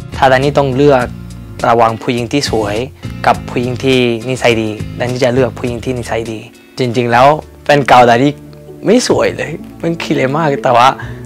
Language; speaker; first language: Thai; non-native, fluent; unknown